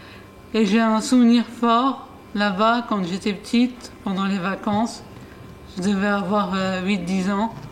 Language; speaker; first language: French; early bilingual, other home language; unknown